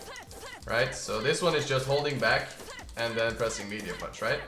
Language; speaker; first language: English; non-native, fluent; Norwegian